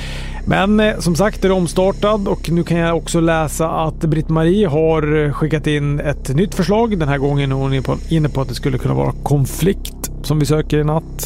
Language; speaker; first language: Swedish; native; Swedish